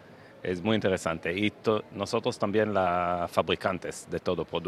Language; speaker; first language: Spanish; non-native, learner; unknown